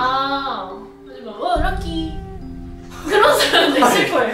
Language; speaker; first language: Korean; non-native, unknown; Japanese